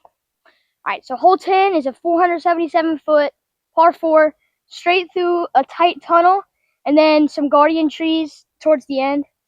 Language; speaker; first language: English; native; English